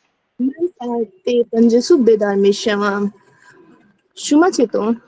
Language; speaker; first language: Persian; non-native, learner; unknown